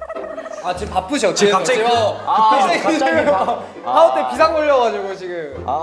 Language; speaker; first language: Korean; native; Korean